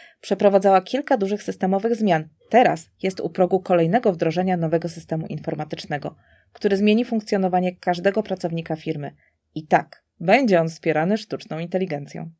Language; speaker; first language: Polish; native; Polish